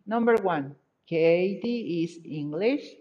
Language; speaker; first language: English; non-native, fluent; Spanish